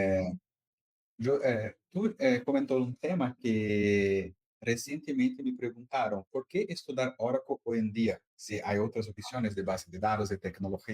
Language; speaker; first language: Spanish; non-native, fluent; Portuguese